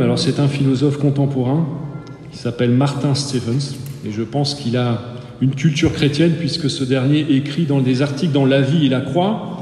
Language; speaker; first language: French; native; French